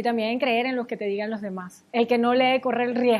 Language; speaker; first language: Spanish; native; Spanish